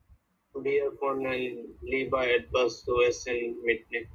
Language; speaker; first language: German; non-native, learner; Bangla